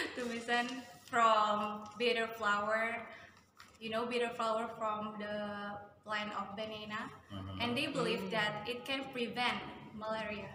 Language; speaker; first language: English; non-native, learner; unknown